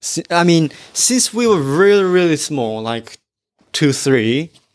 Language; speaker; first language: English; non-native, fluent; Japanese